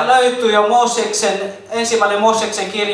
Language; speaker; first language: Finnish; non-native, fluent; Kinyarwanda